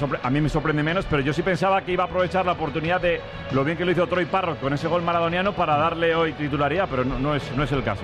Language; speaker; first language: Spanish; native; Spanish